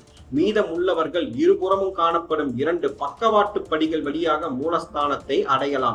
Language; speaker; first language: Tamil; native; Tamil